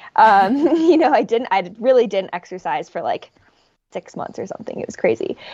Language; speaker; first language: English; native; English